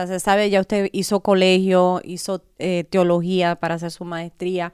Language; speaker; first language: Spanish; native; Spanish